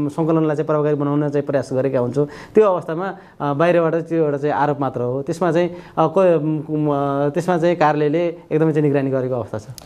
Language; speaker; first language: Nepali; native; Nepali